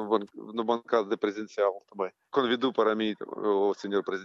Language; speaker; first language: Portuguese; non-native, learner; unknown